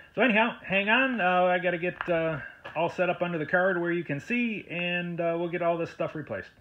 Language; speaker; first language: English; native; English